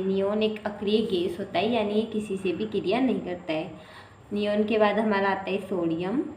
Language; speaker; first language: Hindi; native; Hindi